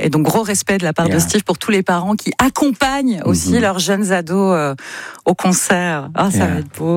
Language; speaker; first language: French; native; French